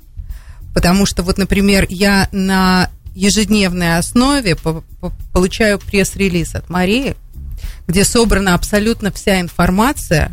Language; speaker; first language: Russian; native; Russian